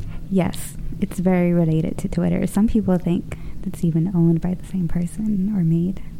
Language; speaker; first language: English; early bilingual, other home language; Spanish